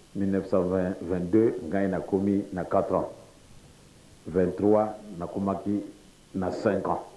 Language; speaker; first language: Lingala; non-native, local second language; Kongo